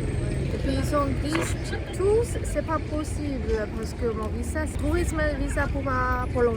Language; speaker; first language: French; non-native, learner; Chinese